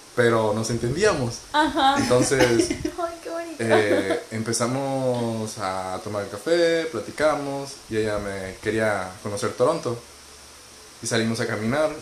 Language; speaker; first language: Spanish; native; Spanish